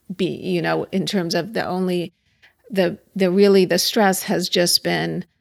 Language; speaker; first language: English; native; English